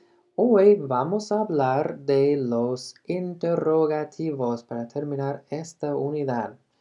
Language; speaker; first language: Spanish; non-native, fluent; English